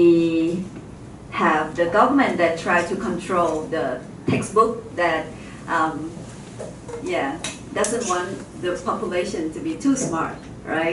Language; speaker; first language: English; non-native, fluent; Thai